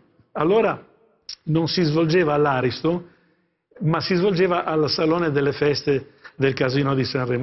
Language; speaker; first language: Italian; native; Italian